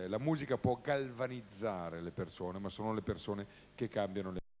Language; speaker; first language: Italian; native; Italian